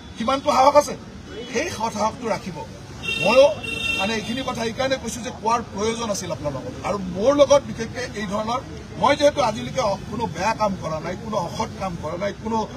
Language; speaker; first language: Assamese; native; Assamese